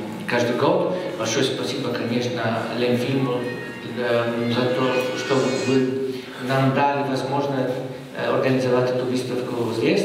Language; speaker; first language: Russian; non-native, fluent; Italian